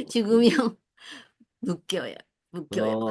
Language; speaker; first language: Korean; non-native, learner; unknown